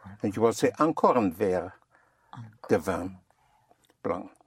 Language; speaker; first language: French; non-native, fluent; English